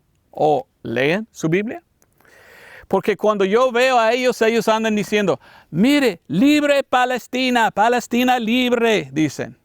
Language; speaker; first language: Spanish; non-native, learner; English